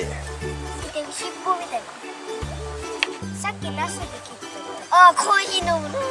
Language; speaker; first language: Japanese; early bilingual, heritage; Japanese